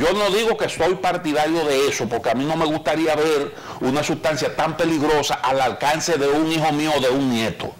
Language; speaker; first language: Spanish; native; Spanish